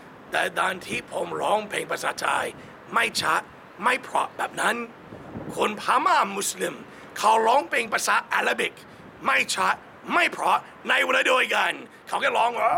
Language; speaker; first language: Thai; non-native, fluent; English